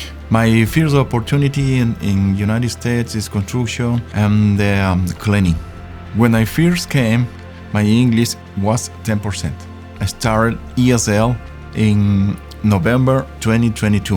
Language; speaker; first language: English; non-native, learner; Spanish